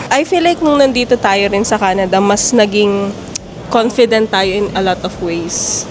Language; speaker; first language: Filipino; native; Filipino